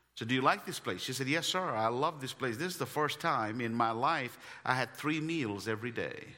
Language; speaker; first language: English; non-native, local second language; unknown